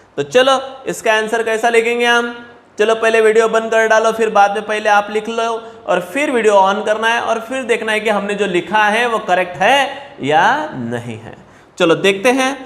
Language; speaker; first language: Hindi; non-native, local second language; Marathi